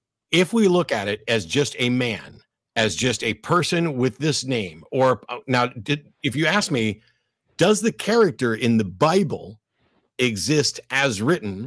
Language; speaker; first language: English; native; English